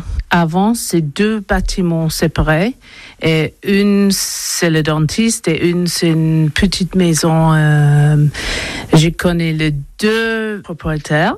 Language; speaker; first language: French; non-native, learner; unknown